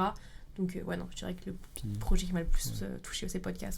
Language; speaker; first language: French; native; French